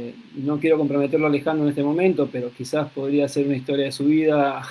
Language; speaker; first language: Spanish; native; Spanish